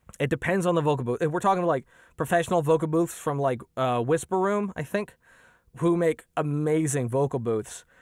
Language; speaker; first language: English; native; English